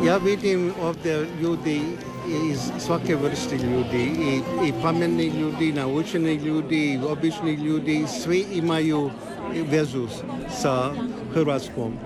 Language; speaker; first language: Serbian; early bilingual, heritage; Serbian